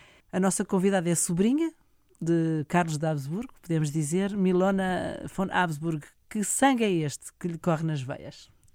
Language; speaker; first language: Portuguese; native; Portuguese